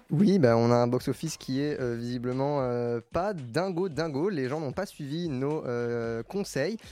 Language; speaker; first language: French; native; French